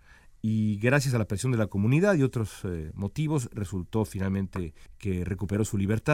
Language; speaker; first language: Spanish; native; Spanish